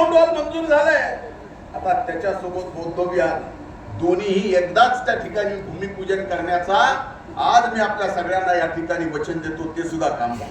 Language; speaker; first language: Marathi; native; Marathi